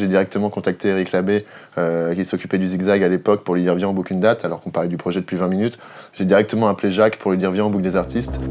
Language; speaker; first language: French; native; French